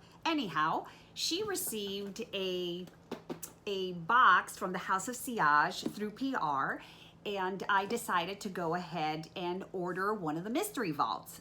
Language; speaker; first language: English; native; English